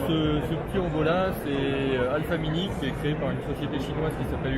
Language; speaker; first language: French; native; French